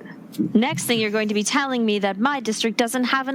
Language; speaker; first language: English; native; English